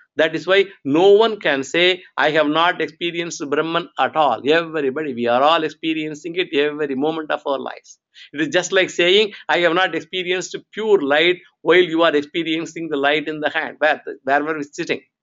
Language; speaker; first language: English; non-native, local second language; Tamil